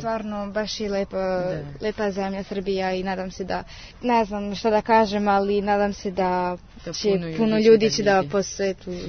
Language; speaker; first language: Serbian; early bilingual, heritage; Serbian